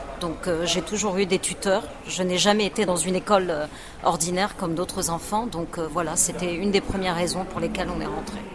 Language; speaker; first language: French; native; French